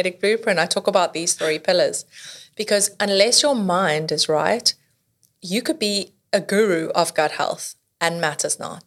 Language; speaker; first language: English; native; English